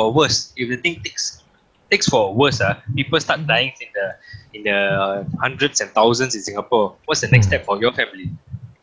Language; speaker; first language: English; native; English